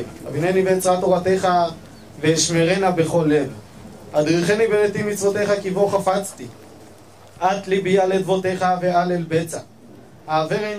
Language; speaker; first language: Hebrew; native; Hebrew